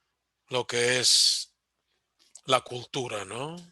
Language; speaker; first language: Spanish; early bilingual, heritage; Spanish